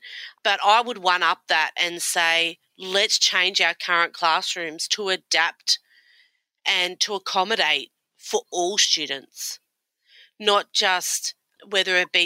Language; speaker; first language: English; native; English